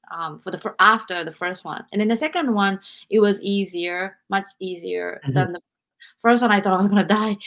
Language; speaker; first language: English; non-native, fluent; Japanese